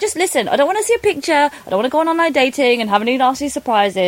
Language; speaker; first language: English; non-native, local second language; Polish